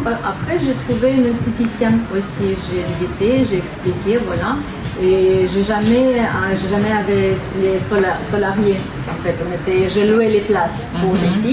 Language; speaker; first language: French; non-native, learner; Russian